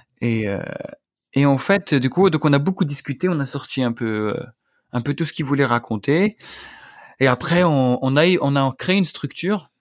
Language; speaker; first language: French; non-native, local second language; Arabic